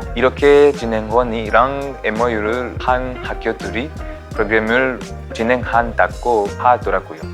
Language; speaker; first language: Korean; non-native, fluent; Rundi